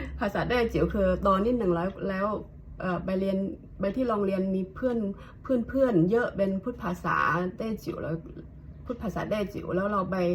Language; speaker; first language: Thai; non-native, fluent; Hakka Chinese